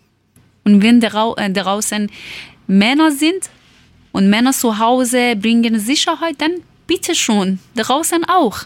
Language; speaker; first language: German; non-native, learner; Persian